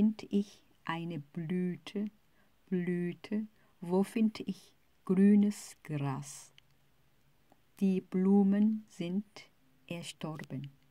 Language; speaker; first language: German; non-native, fluent; Korean